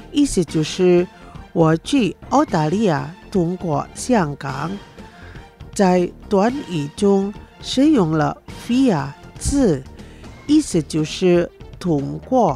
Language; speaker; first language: Chinese; non-native, fluent; Indonesian